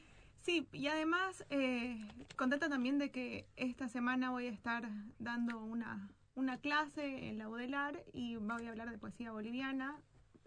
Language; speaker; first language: Spanish; native; Spanish